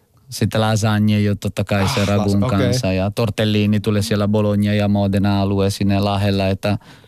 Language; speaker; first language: Finnish; non-native, local second language; Italian